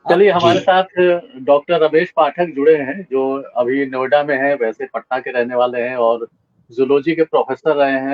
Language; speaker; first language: Hindi; native; Hindi